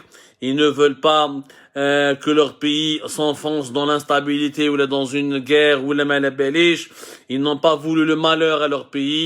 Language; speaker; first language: French; non-native, local second language; Arabic